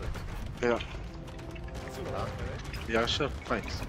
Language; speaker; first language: Swedish; early bilingual, other home language; Turkish